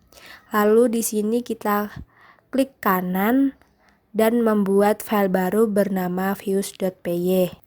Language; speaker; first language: Indonesian; native; Indonesian